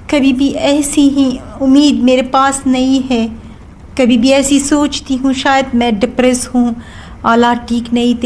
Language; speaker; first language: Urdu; non-native, learner; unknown